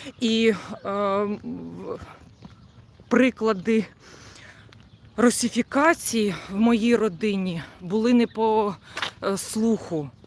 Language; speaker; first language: Ukrainian; non-native, local second language; Russian